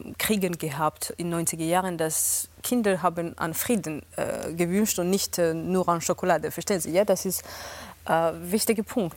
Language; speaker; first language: German; non-native, fluent; Georgian